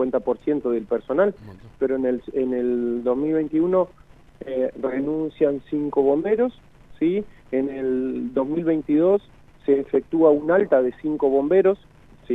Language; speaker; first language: Spanish; native; Spanish